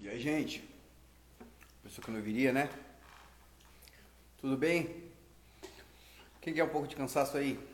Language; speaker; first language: Portuguese; native; Portuguese